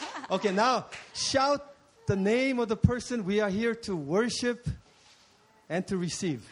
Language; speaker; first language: English; early bilingual, other home language; Korean